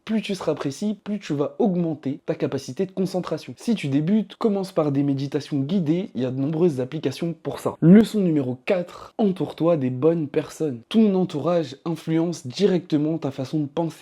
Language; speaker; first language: French; native; French